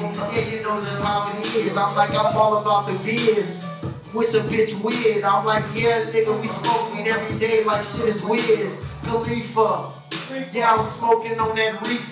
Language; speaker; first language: English; native; English